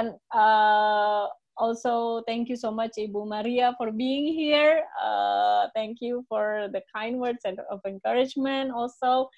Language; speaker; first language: English; non-native, fluent; Indonesian